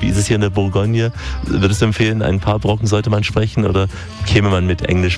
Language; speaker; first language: German; native; German